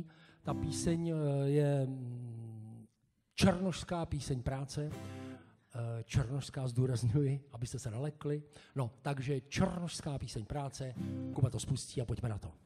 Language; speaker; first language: Czech; native; Czech